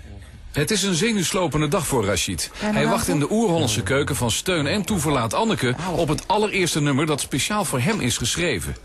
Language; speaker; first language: Dutch; native; Dutch